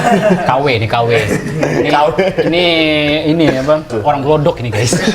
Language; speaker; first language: Indonesian; native; Indonesian